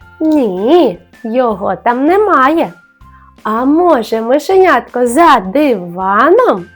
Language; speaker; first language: Ukrainian; native; Ukrainian